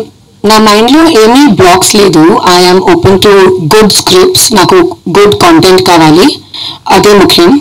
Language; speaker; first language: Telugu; non-native, local second language; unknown